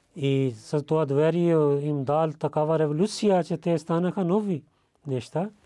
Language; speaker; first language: Bulgarian; non-native, learner; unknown